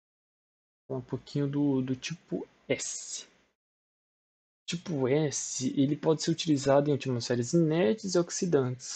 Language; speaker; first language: Portuguese; native; Portuguese